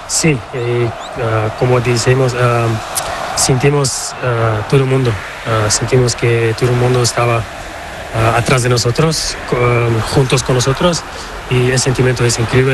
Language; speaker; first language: Spanish; non-native, learner; Portuguese